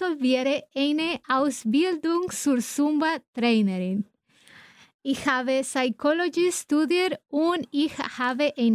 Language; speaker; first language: German; non-native, fluent; Spanish